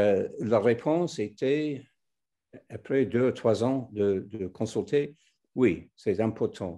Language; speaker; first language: French; non-native, fluent; English